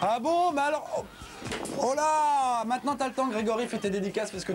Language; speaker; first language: French; native; French